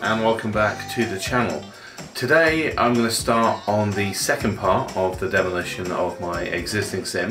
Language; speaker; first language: English; native; English